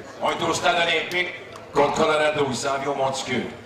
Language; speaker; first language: French; native; French